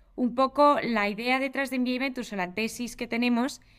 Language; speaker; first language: Spanish; native; Spanish